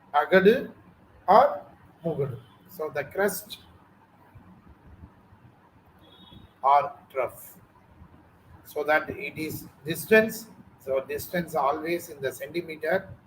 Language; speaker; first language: English; non-native, local second language; Tamil